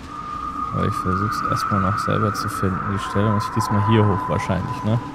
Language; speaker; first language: German; native; German